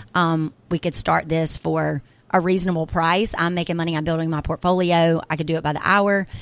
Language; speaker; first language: English; native; English